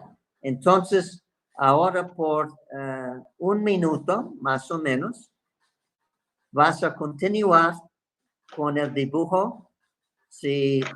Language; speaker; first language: Spanish; non-native, fluent; English